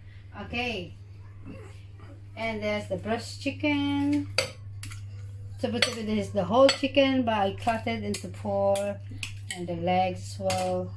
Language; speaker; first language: English; non-native, learner; Filipino